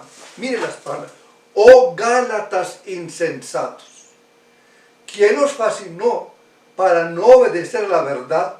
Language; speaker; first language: Spanish; native; Spanish